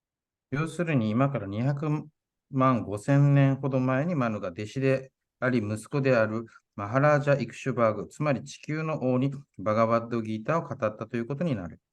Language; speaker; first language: Japanese; native; Japanese